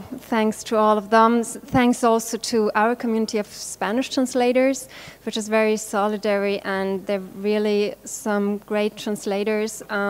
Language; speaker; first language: English; non-native, fluent; German